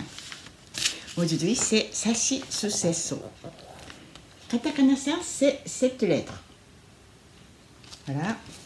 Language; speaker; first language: French; non-native, learner; Japanese